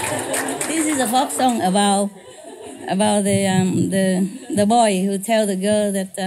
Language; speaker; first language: English; non-native, fluent; Vietnamese